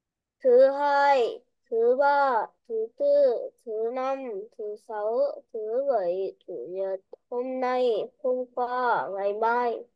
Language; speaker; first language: Vietnamese; early bilingual, heritage; Vietnamese